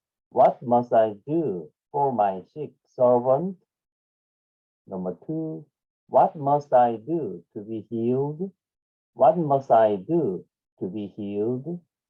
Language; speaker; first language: English; non-native, fluent; Korean